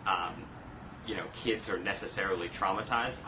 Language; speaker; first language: English; native; English